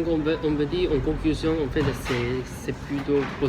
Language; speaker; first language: French; non-native, learner; Chinese